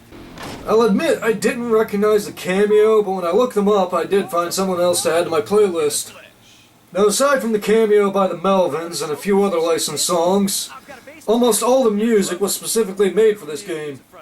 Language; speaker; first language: English; native; English